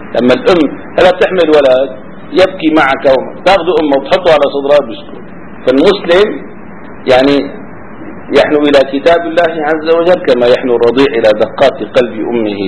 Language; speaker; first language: Arabic; native; Arabic